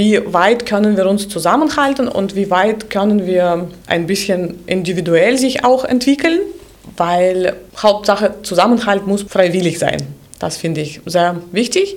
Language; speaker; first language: German; non-native, fluent; Russian